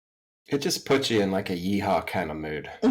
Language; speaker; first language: English; native; English